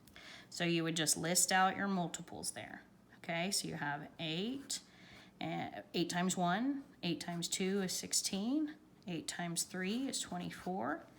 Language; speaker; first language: English; native; English